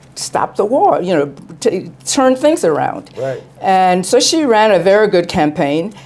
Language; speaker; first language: English; native; English